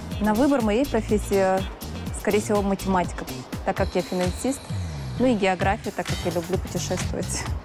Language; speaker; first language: Russian; non-native, local second language; Kazakh